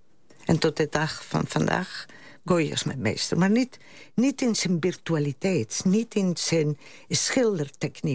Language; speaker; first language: Dutch; non-native, fluent; Spanish